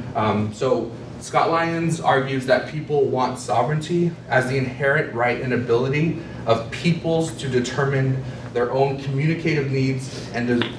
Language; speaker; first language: English; native; English